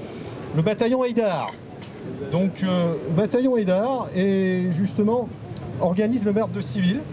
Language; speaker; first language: French; native; French